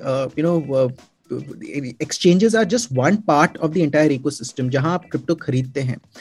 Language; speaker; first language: English; non-native, local second language; Malayalam